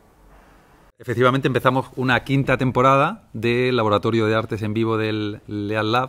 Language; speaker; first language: Spanish; native; Spanish